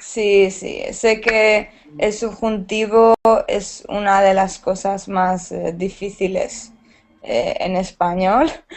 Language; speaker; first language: Spanish; native; Spanish